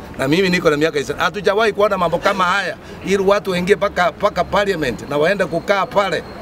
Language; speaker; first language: Swahili; non-native, local second language; Gusii